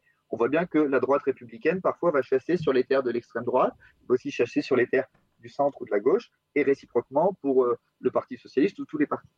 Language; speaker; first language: French; native; French